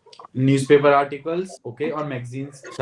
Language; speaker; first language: German; non-native, fluent; Hindi